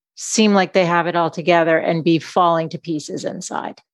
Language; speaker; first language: English; native; English